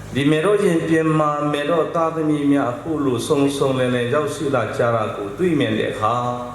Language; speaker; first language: Burmese; non-native, local second language; Tedim Chin